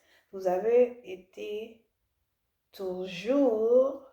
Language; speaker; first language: French; non-native, learner; English